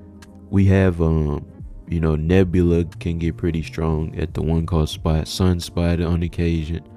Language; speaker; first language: English; native; English